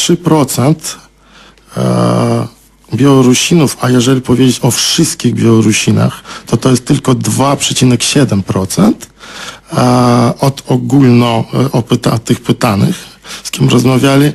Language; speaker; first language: Polish; non-native, fluent; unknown